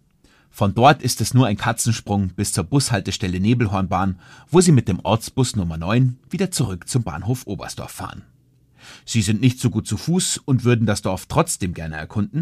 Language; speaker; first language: German; native; German